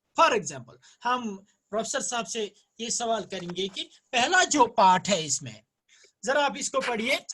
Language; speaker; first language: Urdu; non-native, local second language; Kashmiri